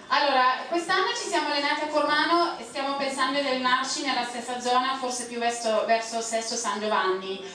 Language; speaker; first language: Italian; non-native, fluent; English